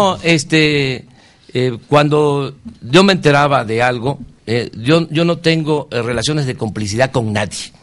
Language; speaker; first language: Spanish; native; Spanish